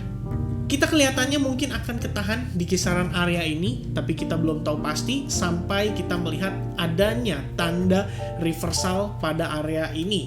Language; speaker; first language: Indonesian; native; Indonesian